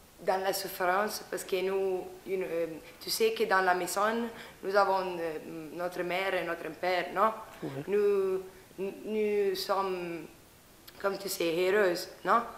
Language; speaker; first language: French; non-native, learner; Spanish